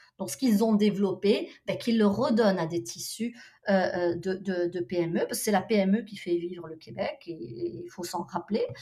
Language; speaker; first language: French; non-native, local second language; Arabic